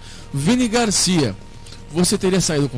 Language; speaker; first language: Portuguese; native; Portuguese